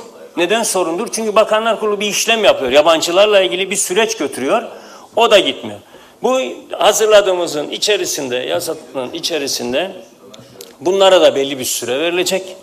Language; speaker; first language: Turkish; native; Turkish